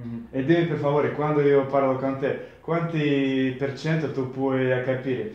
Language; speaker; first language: Italian; non-native, learner; Russian